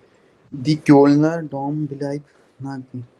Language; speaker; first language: German; non-native, fluent; Hindi